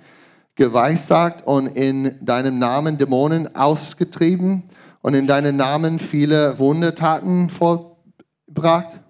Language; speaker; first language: German; non-native, learner; English